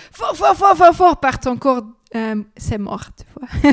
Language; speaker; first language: French; non-native, learner; Dutch